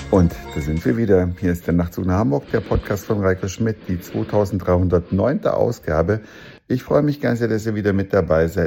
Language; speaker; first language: German; native; German